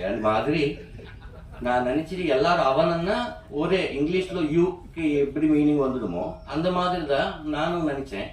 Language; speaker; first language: Tamil; non-native, learner; Telugu